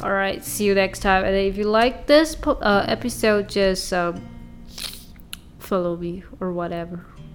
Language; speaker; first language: English; non-native, local second language; Chinese